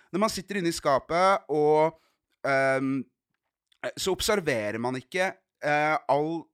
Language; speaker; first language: Norwegian; native; Norwegian